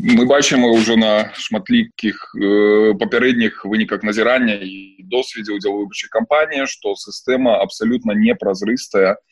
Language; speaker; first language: Belarusian; non-native, local second language; Russian